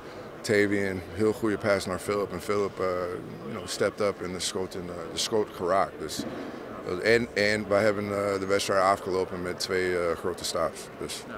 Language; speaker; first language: Dutch; non-native, fluent; English